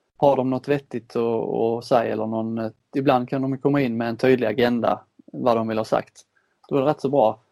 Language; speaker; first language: Swedish; native; Swedish